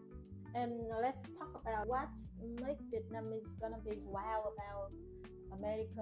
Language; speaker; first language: English; non-native, learner; Vietnamese